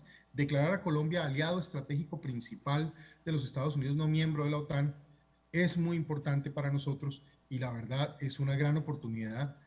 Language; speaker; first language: Spanish; native; Spanish